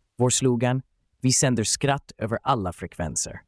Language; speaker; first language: Swedish; native; Swedish